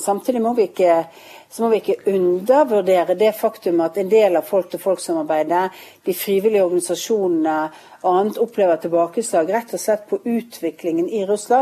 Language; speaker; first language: Norwegian; native; Norwegian